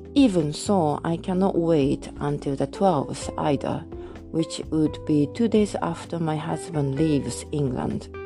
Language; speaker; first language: English; non-native, fluent; Japanese